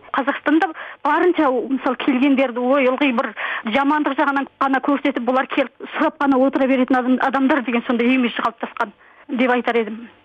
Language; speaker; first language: Kazakh; early bilingual, heritage; Kazakh